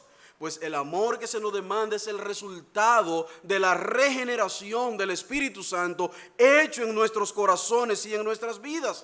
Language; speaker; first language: Spanish; native; Spanish